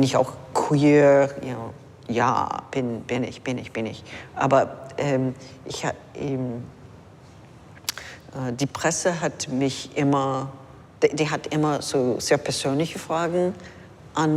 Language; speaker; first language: German; non-native, fluent; English